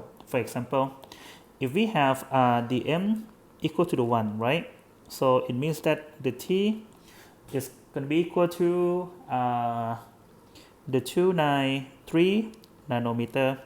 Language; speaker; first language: English; non-native, fluent; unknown